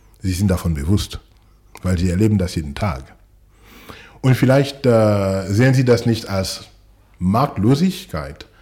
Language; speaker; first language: German; non-native, fluent; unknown